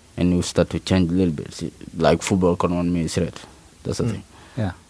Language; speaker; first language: English; non-native, learner; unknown